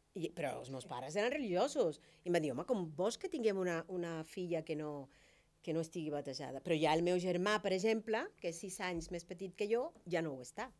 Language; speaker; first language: Catalan; non-native, fluent; Spanish